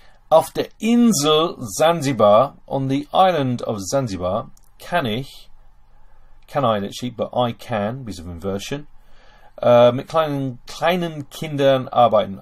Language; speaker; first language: German; non-native, fluent; English